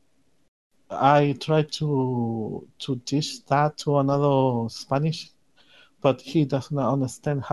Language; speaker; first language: English; non-native, learner; Spanish